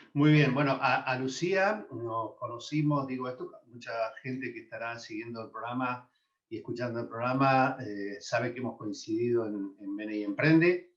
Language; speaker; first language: Spanish; native; Spanish